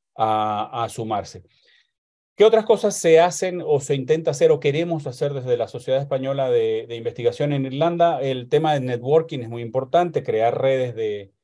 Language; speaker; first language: Spanish; native; Spanish